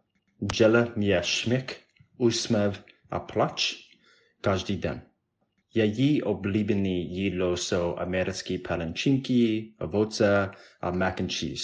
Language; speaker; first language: Czech; non-native, learner; English